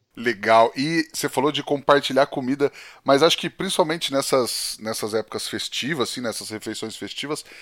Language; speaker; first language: Portuguese; native; Portuguese